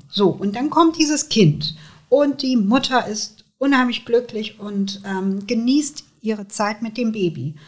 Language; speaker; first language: German; early bilingual, other home language; Serbian